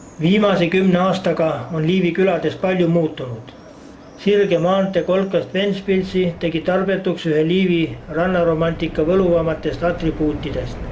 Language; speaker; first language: Estonian; native; Estonian